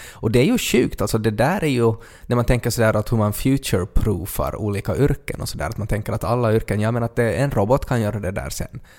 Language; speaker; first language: Swedish; native; Swedish